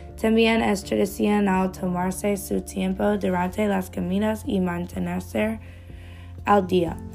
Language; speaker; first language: Spanish; non-native, learner; English